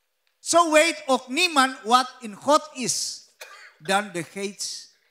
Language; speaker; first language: Dutch; non-native, learner; Indonesian